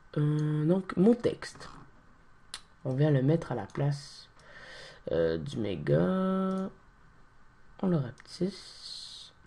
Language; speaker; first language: French; native; French